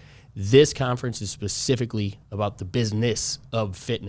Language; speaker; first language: English; native; English